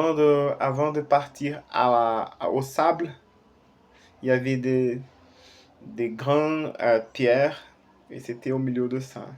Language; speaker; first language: French; non-native, fluent; Portuguese